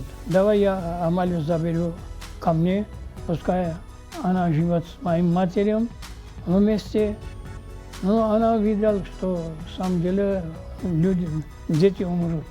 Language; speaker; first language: Russian; non-native, local second language; Armenian